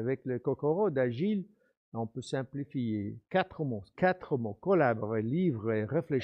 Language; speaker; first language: French; non-native, fluent; English